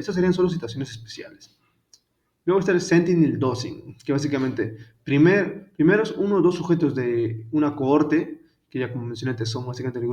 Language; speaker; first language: Spanish; native; Spanish